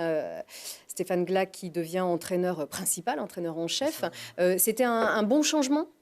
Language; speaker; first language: French; native; French